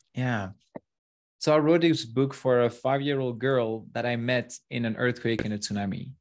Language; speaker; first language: English; non-native, fluent; French